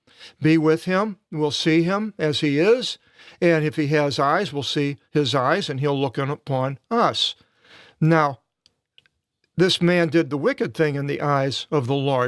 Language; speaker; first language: English; native; English